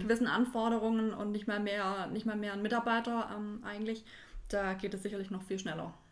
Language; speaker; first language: German; native; German